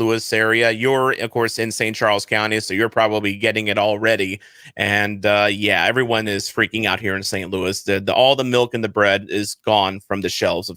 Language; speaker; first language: English; native; English